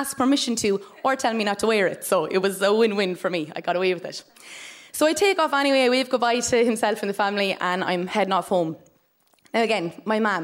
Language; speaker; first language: English; native; English